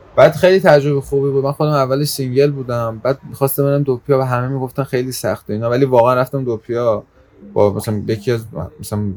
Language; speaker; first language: Persian; non-native, local second language; Azerbaijani